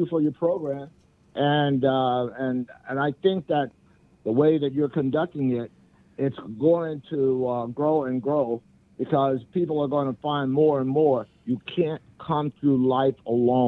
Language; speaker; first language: English; native; English